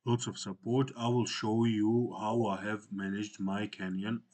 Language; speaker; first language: English; non-native, fluent; Georgian